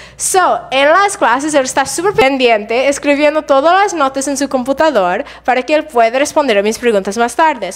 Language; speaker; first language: Spanish; non-native, fluent; English